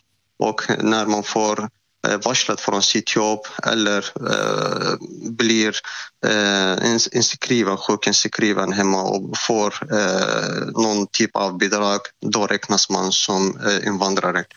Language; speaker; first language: Swedish; non-native, fluent; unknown